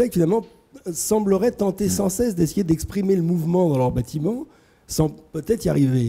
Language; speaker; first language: French; native; French